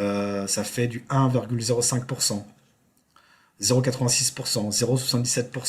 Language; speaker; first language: French; native; French